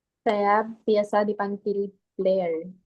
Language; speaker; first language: Indonesian; non-native, learner; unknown